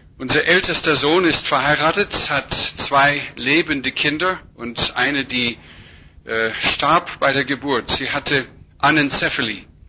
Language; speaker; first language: German; non-native, fluent; English